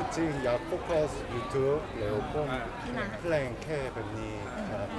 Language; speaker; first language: Thai; non-native, learner; Korean